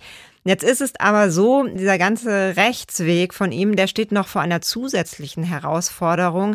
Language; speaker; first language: German; native; German